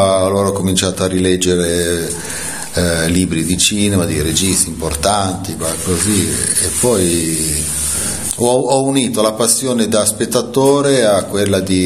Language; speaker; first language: Italian; native; Italian